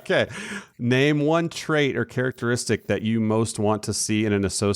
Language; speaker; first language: English; native; English